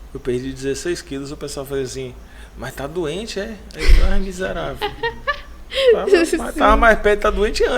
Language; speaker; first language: Portuguese; native; Portuguese